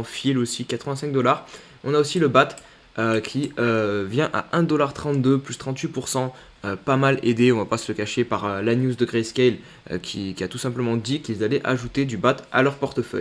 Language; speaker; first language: French; native; French